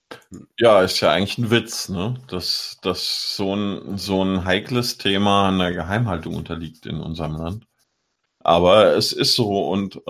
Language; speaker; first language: German; native; German